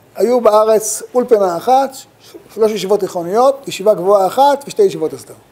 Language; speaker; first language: Hebrew; native; Hebrew